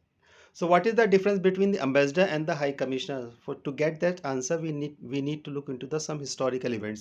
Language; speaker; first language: English; non-native, local second language; Hindi